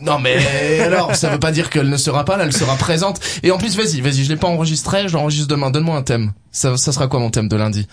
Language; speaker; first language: French; native; French